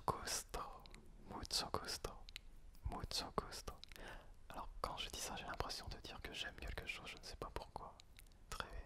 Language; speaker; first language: French; native; French